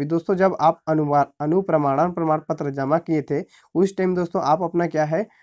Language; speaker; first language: Hindi; native; Hindi